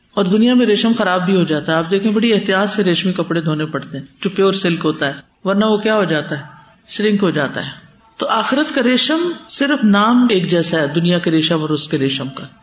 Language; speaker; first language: Urdu; native; Urdu